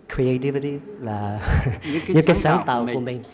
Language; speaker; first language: Vietnamese; native; Vietnamese